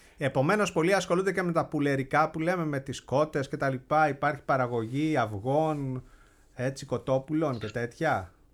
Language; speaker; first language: Greek; native; Greek